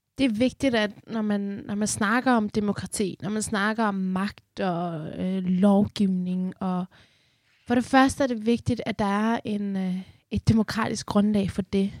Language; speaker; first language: Danish; early bilingual, other home language; Persian